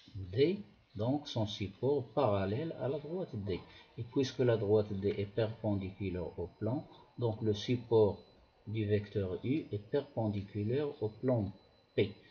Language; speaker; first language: French; non-native, local second language; Arabic